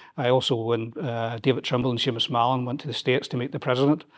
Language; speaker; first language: English; native; English